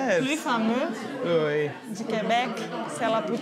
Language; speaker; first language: French; non-native, learner; Portuguese